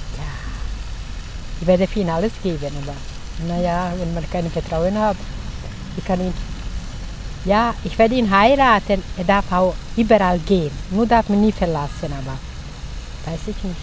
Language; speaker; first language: German; non-native, learner; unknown